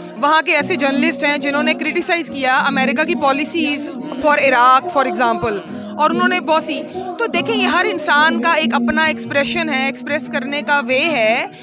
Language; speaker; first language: Urdu; early bilingual, heritage; Urdu